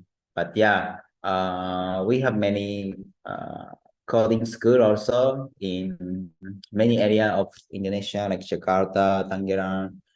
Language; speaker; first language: English; non-native, learner; Japanese